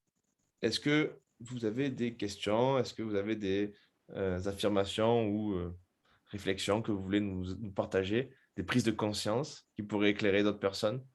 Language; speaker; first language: French; native; French